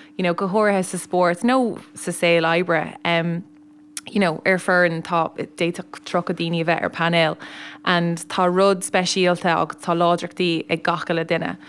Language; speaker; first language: Irish; non-native, local second language; English